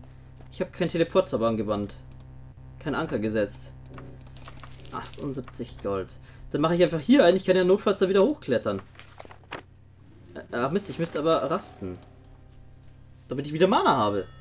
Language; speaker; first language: German; native; German